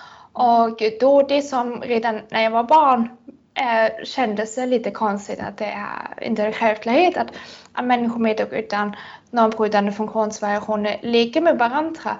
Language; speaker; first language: Swedish; non-native, fluent; German